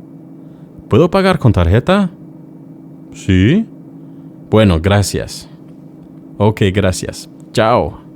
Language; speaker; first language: Spanish; non-native, fluent; English